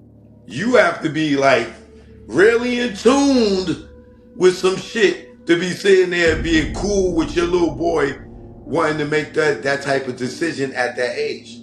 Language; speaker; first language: English; native; English